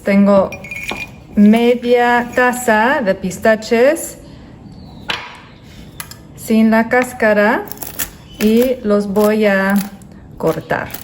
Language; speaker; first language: Spanish; non-native, fluent; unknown